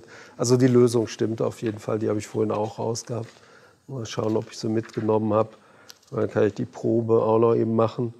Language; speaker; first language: German; native; German